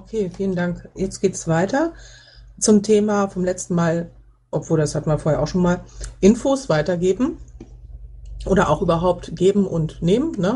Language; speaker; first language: German; native; German